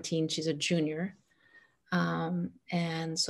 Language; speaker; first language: English; non-native, fluent; Arabic